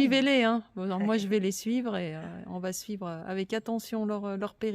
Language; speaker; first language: French; native; French